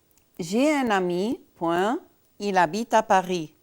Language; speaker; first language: French; non-native, fluent; Arabic